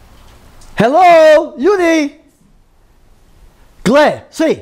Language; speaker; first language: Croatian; early bilingual, heritage; Croatian